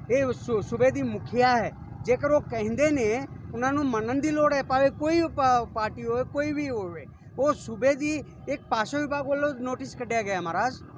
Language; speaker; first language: Punjabi; non-native, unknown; Kannada